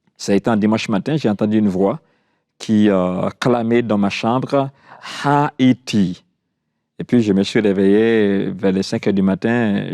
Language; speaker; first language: French; non-native, local second language; Haitian Creole